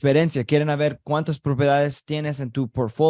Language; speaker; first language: Spanish; early bilingual, heritage; Spanish